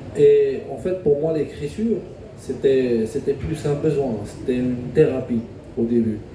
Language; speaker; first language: French; non-native, local second language; Arabic